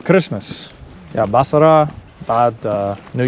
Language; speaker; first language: Arabic; non-native, learner; English